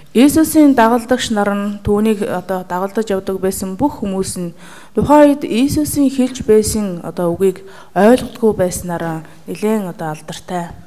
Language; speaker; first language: Mongolian; native; Mongolian